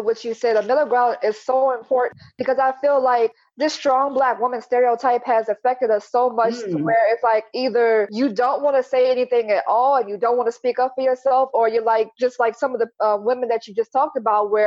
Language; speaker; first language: English; native; English